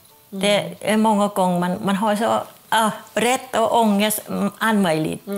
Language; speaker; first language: Swedish; non-native, fluent; Thai